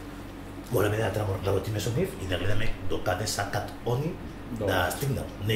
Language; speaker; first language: Macedonian; non-native, learner; Spanish